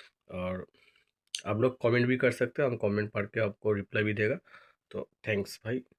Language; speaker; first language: Hindi; non-native, local second language; Bangla